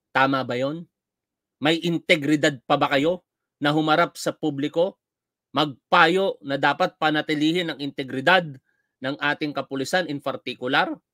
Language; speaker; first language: Filipino; native; Filipino